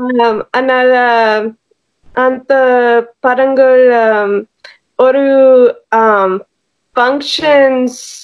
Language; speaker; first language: Tamil; non-native, learner; English